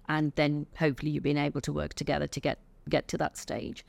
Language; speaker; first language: English; native; English